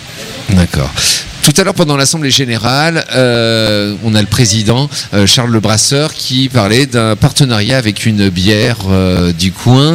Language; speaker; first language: French; native; French